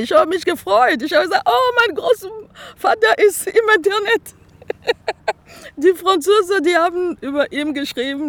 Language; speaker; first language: German; non-native, fluent; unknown